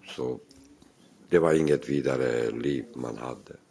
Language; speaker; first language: Swedish; non-native, fluent; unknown